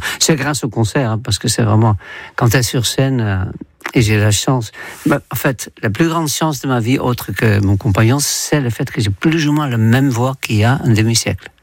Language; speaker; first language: French; non-native, fluent; Dutch